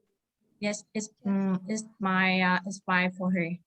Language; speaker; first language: English; non-native, learner; Vietnamese